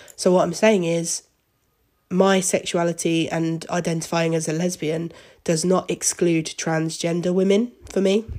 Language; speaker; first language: English; native; English